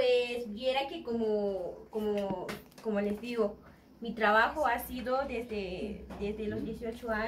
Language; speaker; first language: Spanish; non-native, local second language; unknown